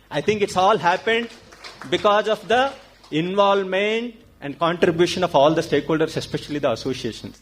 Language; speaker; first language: English; non-native, local second language; Kannada